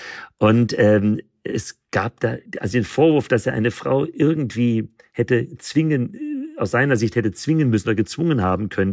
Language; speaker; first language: German; native; German